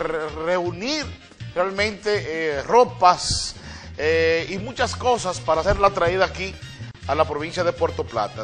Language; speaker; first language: Spanish; native; Spanish